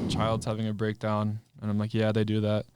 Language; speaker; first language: English; native; English